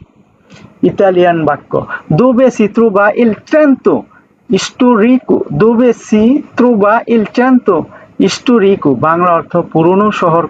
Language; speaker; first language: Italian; non-native, learner; Bangla